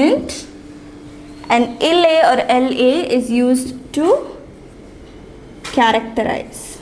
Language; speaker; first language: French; non-native, fluent; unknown